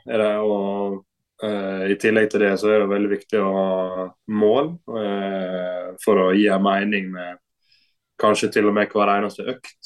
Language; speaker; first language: Norwegian; native; Norwegian